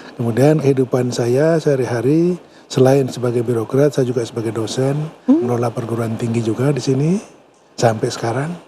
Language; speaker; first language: Indonesian; native; Indonesian